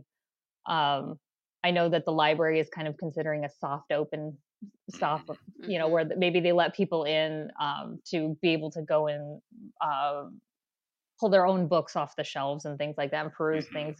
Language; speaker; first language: English; native; English